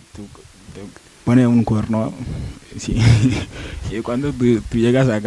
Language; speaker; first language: Spanish; non-native, learner; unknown